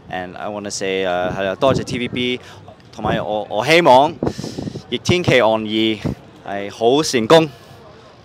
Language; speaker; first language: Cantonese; non-native, local second language; English